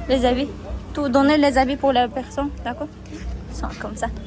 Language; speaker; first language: French; non-native, learner; Kazakh